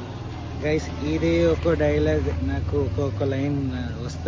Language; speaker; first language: Telugu; non-native, learner; Tamil